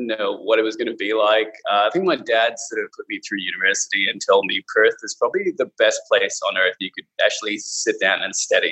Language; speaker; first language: English; non-native, local second language; Cantonese